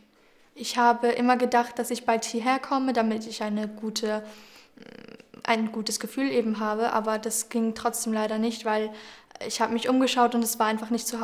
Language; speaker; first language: German; early bilingual, other home language; Georgian